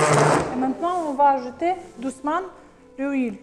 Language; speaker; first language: French; non-native, learner; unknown